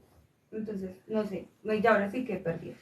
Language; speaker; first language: Spanish; native; Spanish